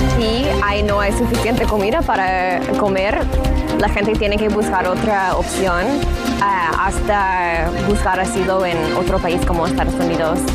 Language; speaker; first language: Spanish; early bilingual, heritage; Spanish